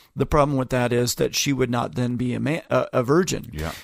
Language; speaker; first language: English; native; English